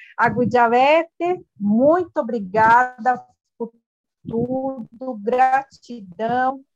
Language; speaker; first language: Portuguese; non-native, local second language; Guarani